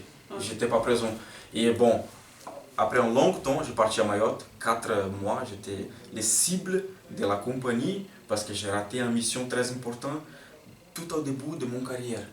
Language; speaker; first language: French; non-native, fluent; Portuguese